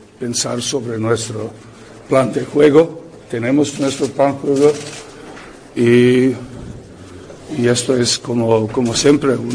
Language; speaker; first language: Spanish; non-native, learner; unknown